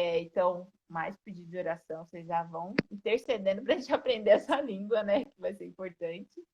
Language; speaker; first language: Portuguese; native; Portuguese